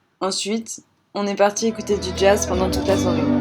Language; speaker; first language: French; native; French